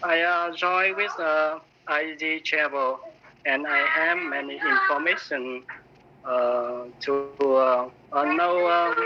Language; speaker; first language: English; non-native, learner; Vietnamese